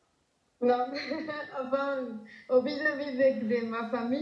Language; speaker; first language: French; non-native, fluent; Spanish